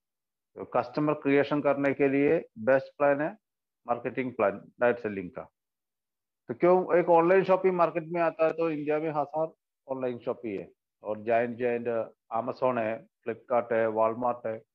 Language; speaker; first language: Hindi; non-native, local second language; Malayalam